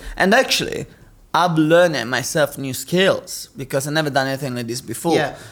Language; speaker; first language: English; non-native, fluent; Italian